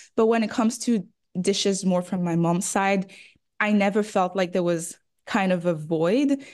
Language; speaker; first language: English; early bilingual, other home language; French